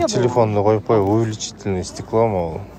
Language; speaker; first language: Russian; non-native, local second language; Kyrgyz